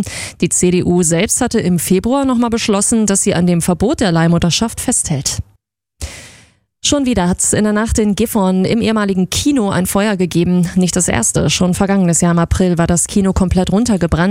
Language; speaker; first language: German; native; German